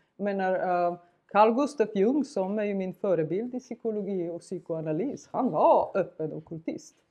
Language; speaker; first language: Swedish; non-native, fluent; Bulgarian